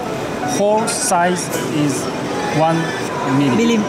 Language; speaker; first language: English; non-native, learner; Japanese